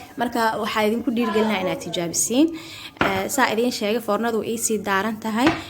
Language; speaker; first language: Somali; early bilingual, heritage; Somali